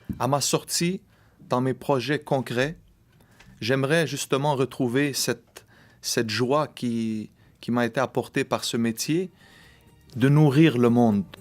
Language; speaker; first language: French; early bilingual, other home language; Arabic